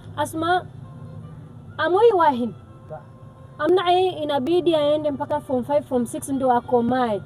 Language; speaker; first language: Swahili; non-native, local second language; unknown